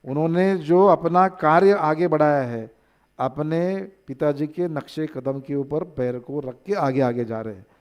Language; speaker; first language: Hindi; non-native, local second language; Marathi